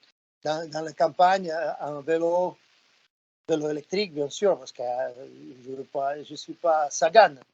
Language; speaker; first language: French; non-native, fluent; Slovak